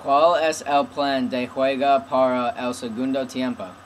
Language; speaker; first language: Spanish; non-native, learner; English